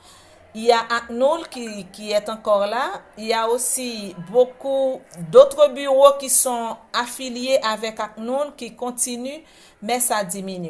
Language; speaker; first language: French; non-native, local second language; Haitian Creole